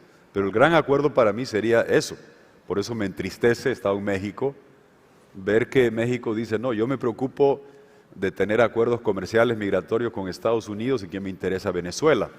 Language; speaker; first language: Spanish; native; Spanish